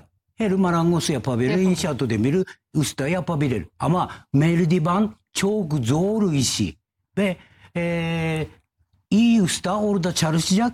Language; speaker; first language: Turkish; non-native, learner; Japanese